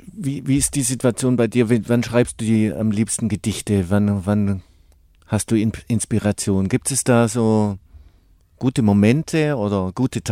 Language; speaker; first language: German; native; German